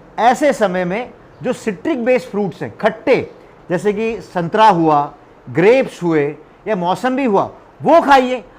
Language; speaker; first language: Hindi; non-native, local second language; Marathi